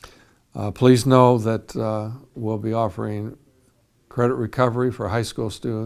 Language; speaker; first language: English; native; English